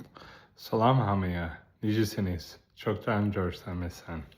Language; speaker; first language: Turkish; non-native, learner; Azerbaijani